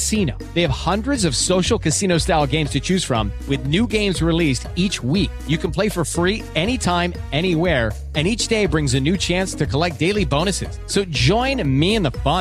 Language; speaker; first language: English; native; English